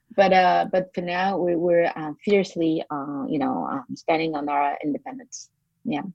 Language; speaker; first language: English; non-native, fluent; French